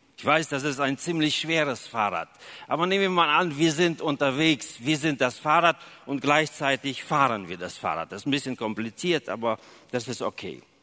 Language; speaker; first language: German; early bilingual, other home language; Russian